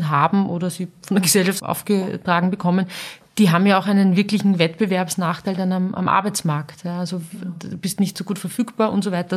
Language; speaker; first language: German; native; German